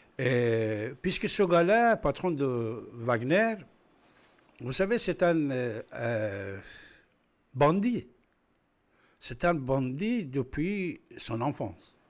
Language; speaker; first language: French; non-native, fluent; Persian